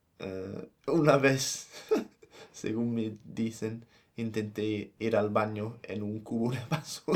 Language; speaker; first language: Spanish; non-native, fluent; English